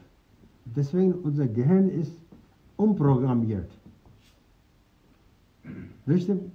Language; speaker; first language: German; non-native, fluent; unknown